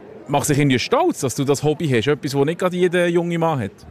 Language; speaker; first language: German; native; German